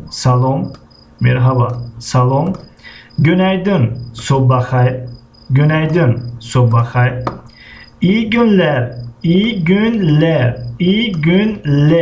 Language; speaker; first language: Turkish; non-native, fluent; Tajik